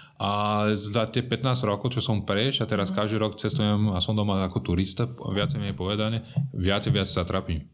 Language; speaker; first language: Slovak; non-native, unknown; Portuguese